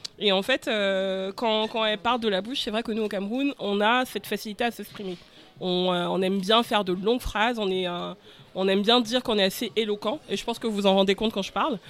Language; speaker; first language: French; early bilingual, other home language; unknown